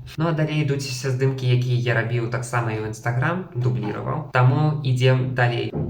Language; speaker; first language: Belarusian; non-native, local second language; Russian